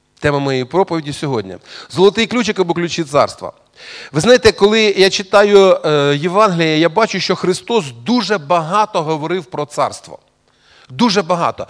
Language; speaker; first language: Ukrainian; non-native, local second language; Russian